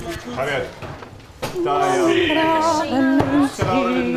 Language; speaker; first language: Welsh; non-native, learner; English